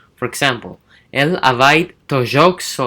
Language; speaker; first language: French; non-native, learner; English